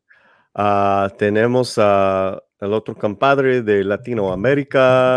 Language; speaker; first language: Spanish; early bilingual, heritage; English